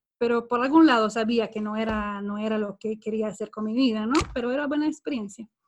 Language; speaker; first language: Spanish; non-native, fluent; Swedish